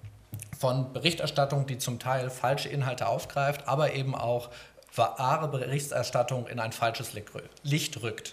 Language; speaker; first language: German; native; German